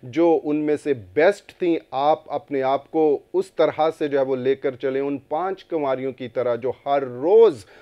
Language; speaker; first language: Urdu; non-native, local second language; Punjabi